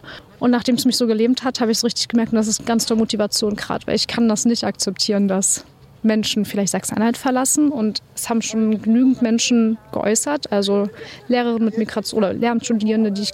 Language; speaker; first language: German; native; German